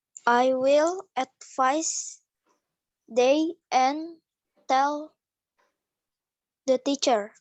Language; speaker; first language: English; non-native, learner; Indonesian